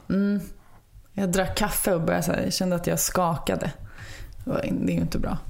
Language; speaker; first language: Swedish; early bilingual, other home language; Lithuanian